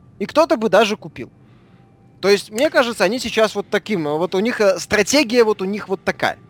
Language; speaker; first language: Russian; native; Russian